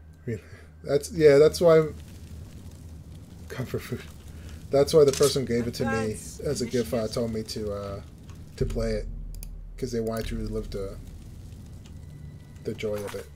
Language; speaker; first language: English; native; English